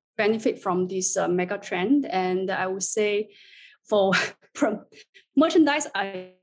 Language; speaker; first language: English; non-native, fluent; Chinese